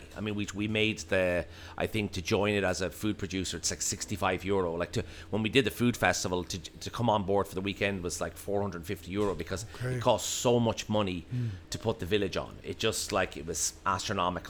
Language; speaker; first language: English; native; English